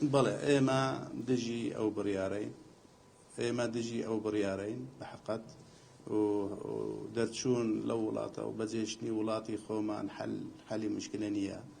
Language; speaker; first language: Central Kurdish; non-native, local second language; Assyrian Neo-Aramaic